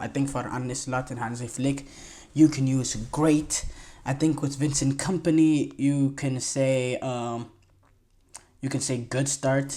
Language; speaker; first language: English; native; English